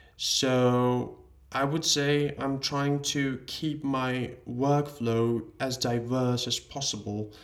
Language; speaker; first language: English; non-native, fluent; Georgian